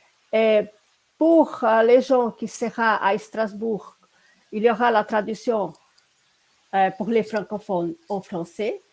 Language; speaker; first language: French; non-native, fluent; Portuguese